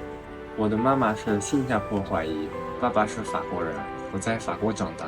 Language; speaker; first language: Chinese; early bilingual, heritage; French